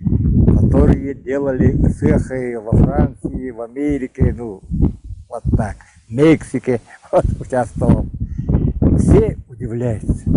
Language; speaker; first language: Russian; non-native, local second language; Yakut